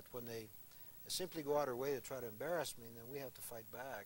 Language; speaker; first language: English; early bilingual, other home language; Spanish